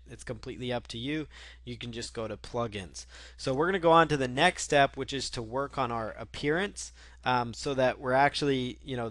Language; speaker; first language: English; native; English